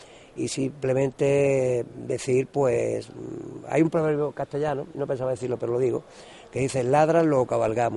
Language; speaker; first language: Spanish; native; Spanish